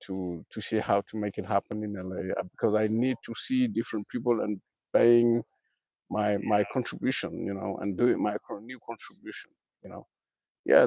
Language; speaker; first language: English; non-native, learner; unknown